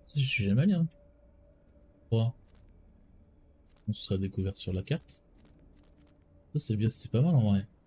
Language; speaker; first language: French; native; French